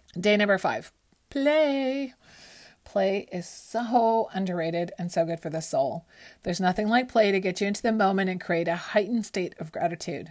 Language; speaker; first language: English; early bilingual, other home language; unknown